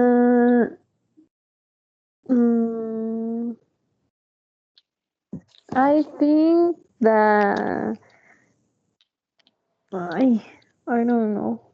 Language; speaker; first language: English; non-native, learner; Spanish